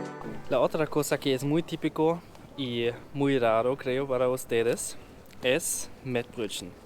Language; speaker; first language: Spanish; non-native, learner; German